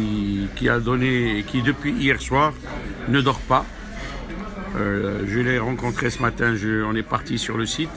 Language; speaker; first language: French; non-native, local second language; Arabic